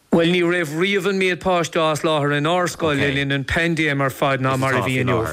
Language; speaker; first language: Irish; non-native, local second language; English